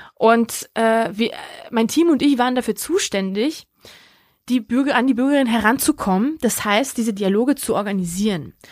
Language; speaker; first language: German; early bilingual, other home language; Georgian